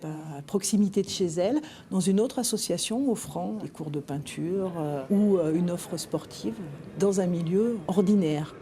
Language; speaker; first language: French; native; French